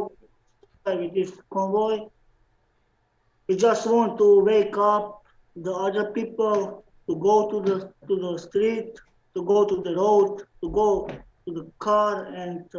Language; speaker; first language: English; non-native, learner; Slovenian